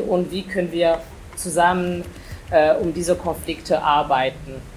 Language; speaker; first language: German; non-native, fluent; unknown